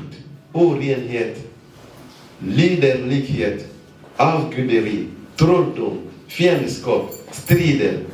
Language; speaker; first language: Swedish; non-native, fluent; Lingala